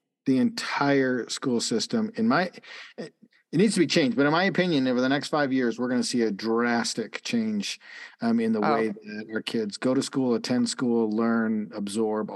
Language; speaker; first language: English; native; English